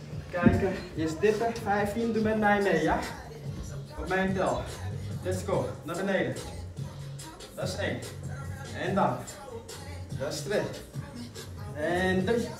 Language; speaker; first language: Dutch; native; Dutch